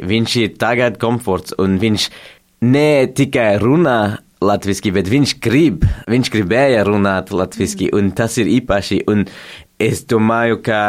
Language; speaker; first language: Latvian; non-native, learner; English